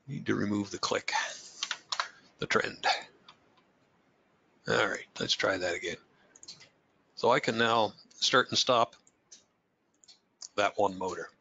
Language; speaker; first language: English; native; English